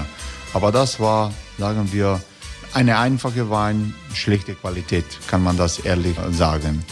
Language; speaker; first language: German; non-native, learner; Croatian